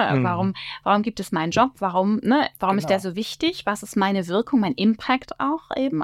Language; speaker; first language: German; native; German